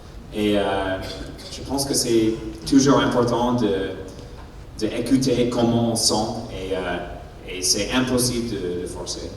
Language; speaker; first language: French; non-native, learner; English